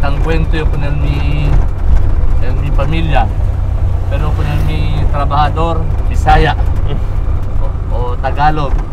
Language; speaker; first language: Spanish; non-native, learner; Chavacano